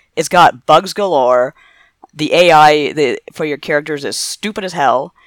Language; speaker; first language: English; native; English